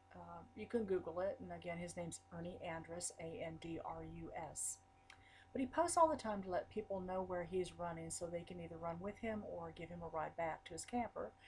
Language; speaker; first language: English; native; English